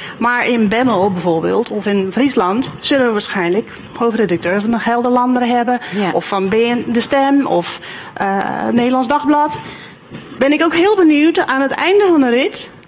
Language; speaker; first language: Dutch; early bilingual, other home language; Turkish